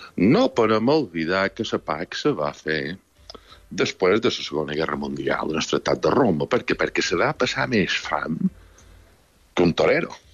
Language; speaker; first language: Catalan; native; Catalan